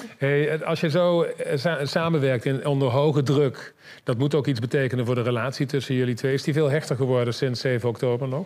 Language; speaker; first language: Dutch; native; Dutch